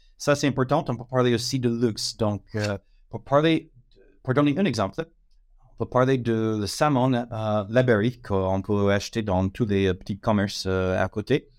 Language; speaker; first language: French; non-native, fluent; English